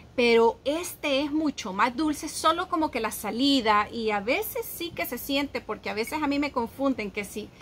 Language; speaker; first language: Spanish; native; Spanish